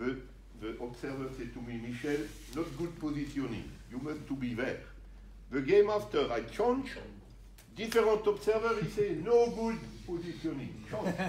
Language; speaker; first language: English; non-native, learner; French